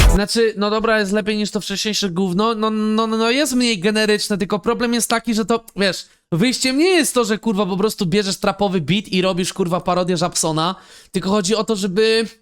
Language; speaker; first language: Polish; native; Polish